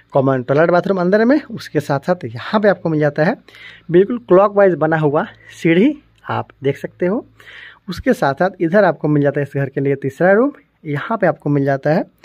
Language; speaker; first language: Hindi; native; Hindi